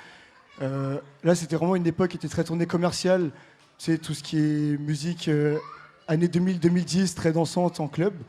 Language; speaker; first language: French; native; French